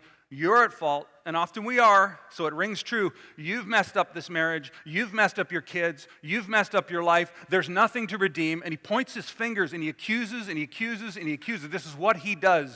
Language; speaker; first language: English; native; English